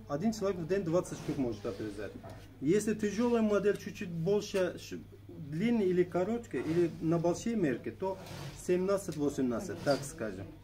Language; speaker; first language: Russian; non-native, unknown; Turkish